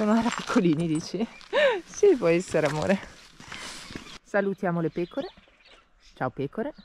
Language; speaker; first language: Italian; native; Italian